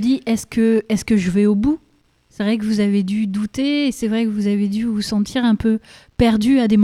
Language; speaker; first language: French; native; French